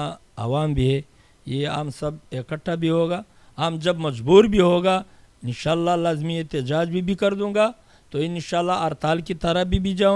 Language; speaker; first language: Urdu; non-native, local second language; Pashto